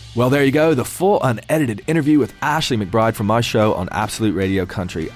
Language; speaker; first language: English; native; English